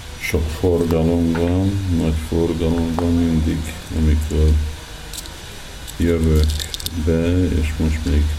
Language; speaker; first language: Hungarian; early bilingual, heritage; Hungarian